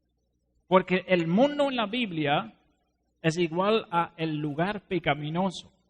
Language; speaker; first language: Spanish; non-native, fluent; Dutch